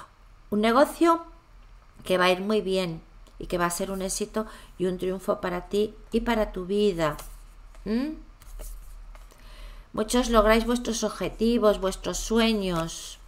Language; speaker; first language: Spanish; native; Spanish